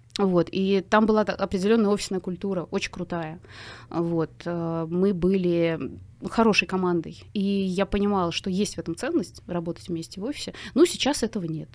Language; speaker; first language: Russian; native; Russian